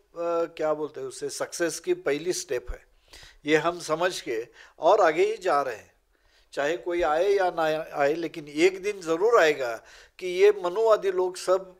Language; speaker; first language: Urdu; non-native, local second language; Marathi